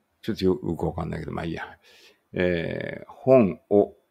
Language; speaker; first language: Japanese; native; Japanese